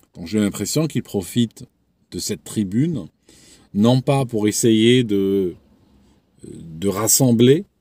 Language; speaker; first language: French; non-native, local second language; Arabic